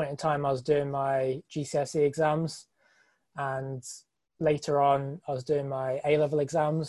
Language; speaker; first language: English; native; English